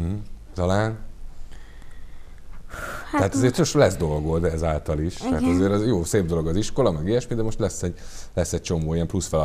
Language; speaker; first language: Hungarian; native; Hungarian